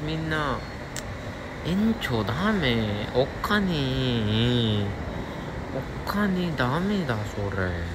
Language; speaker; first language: Japanese; non-native, learner; English